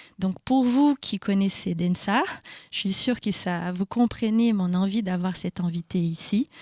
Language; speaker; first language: French; non-native, fluent; Portuguese